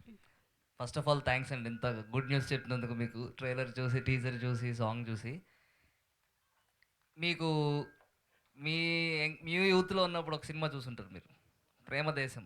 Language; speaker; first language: Telugu; native; Telugu